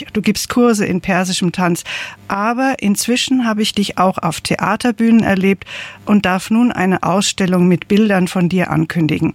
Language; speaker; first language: German; native; German